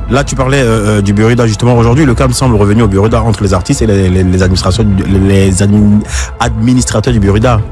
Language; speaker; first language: French; native; French